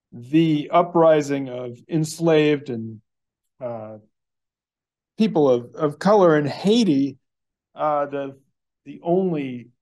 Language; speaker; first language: English; native; English